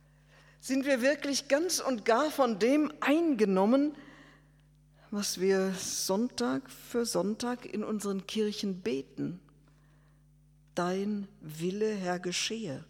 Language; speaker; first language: German; native; German